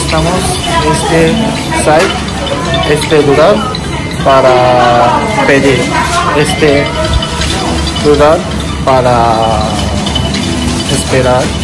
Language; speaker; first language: Spanish; non-native, learner; Japanese